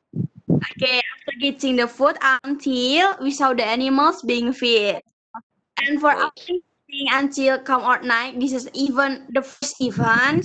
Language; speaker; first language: English; non-native, learner; Indonesian